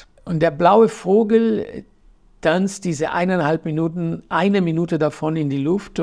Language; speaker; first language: German; non-native, fluent; Portuguese